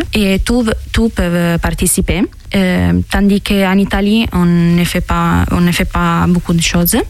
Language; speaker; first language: French; non-native, fluent; Italian